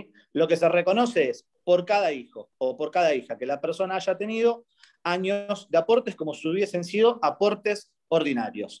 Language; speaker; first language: Spanish; native; Spanish